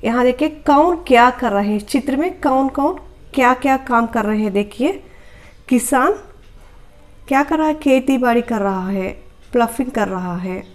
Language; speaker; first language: Hindi; non-native, local second language; Telugu